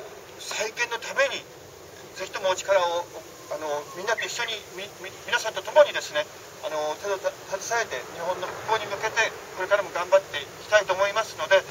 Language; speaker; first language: Japanese; native; Japanese